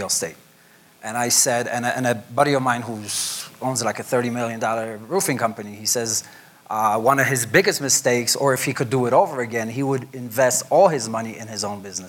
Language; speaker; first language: English; non-native, fluent; Polish